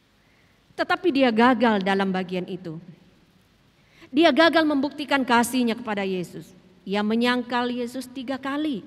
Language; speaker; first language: Indonesian; native; Indonesian